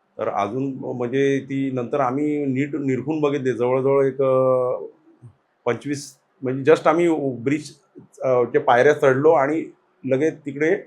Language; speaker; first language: Marathi; native; Marathi